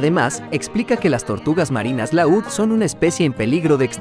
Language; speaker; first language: Spanish; native; Spanish